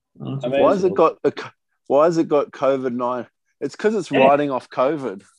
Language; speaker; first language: English; native; English